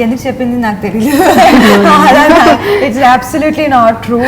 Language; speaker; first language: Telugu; non-native, fluent; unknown